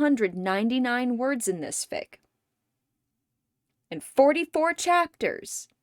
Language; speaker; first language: English; native; English